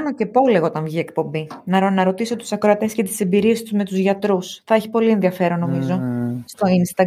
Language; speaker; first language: Greek; native; Greek